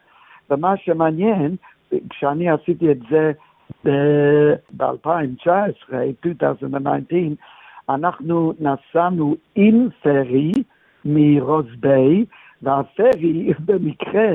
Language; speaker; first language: Hebrew; non-native, fluent; English